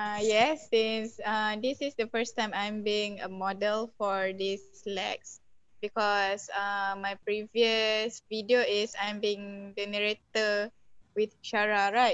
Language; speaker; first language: English; non-native, local second language; Malay